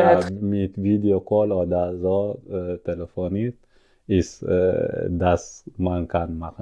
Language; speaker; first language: German; non-native, learner; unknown